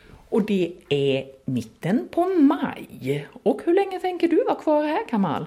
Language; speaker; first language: Swedish; native; Swedish